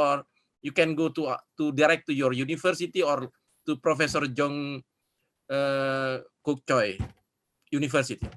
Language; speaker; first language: English; non-native, fluent; Indonesian